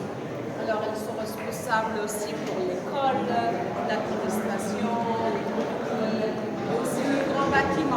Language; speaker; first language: French; non-native, fluent; German